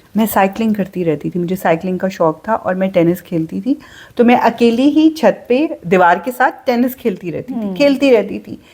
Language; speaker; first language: Urdu; native; Urdu